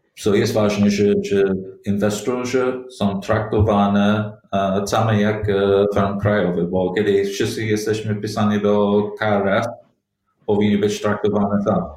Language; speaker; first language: Polish; non-native, learner; English